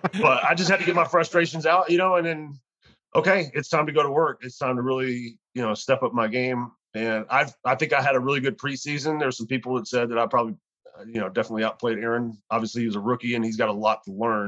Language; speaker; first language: English; native; English